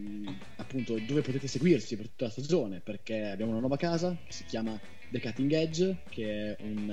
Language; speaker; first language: Italian; native; Italian